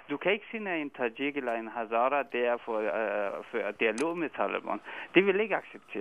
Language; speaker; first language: Danish; non-native, fluent; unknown